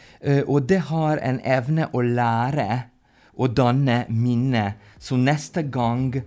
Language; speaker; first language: Norwegian; non-native, fluent; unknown